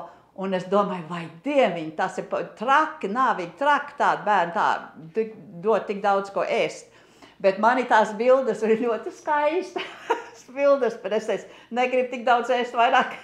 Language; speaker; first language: Latvian; early bilingual, heritage; English